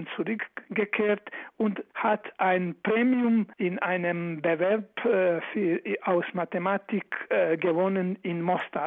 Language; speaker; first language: German; non-native, fluent; Croatian